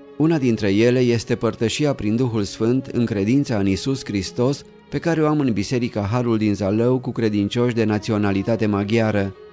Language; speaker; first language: Romanian; native; Romanian